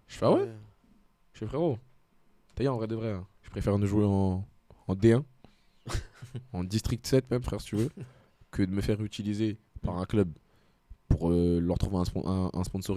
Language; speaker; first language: French; native; French